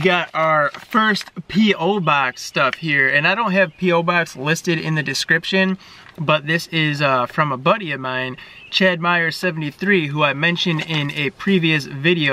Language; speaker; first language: English; native; English